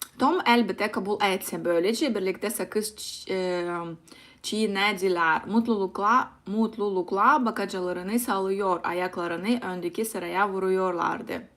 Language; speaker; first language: Turkish; non-native, learner; Russian